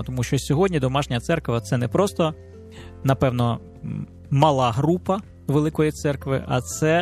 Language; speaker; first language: Ukrainian; native; Ukrainian